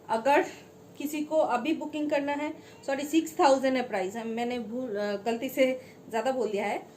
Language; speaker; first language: Hindi; non-native, local second language; Bangla